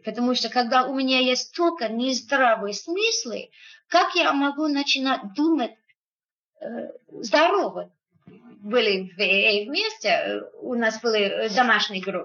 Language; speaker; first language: Russian; non-native, fluent; English